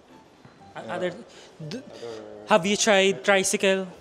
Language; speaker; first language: English; non-native, learner; Filipino